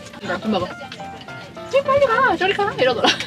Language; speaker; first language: Korean; native; Korean